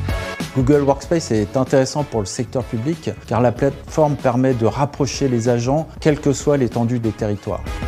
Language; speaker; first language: French; native; French